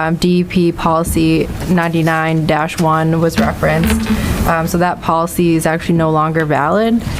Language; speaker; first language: English; native; English